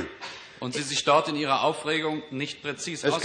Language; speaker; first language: German; native; German